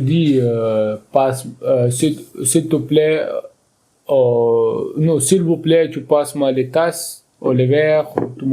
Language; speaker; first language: French; non-native, learner; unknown